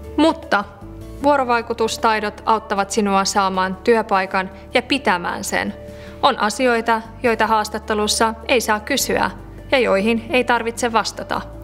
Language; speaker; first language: Finnish; early bilingual, other home language; Persian